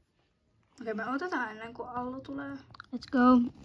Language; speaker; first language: Finnish; native; Finnish